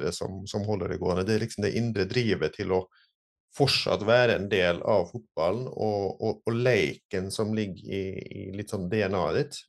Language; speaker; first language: Norwegian; native; Norwegian